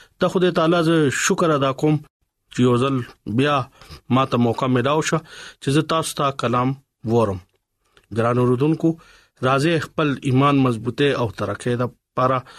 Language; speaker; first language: Pashto; non-native, local second language; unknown